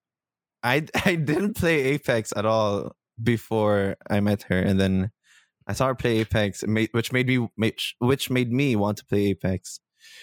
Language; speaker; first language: English; non-native, local second language; Filipino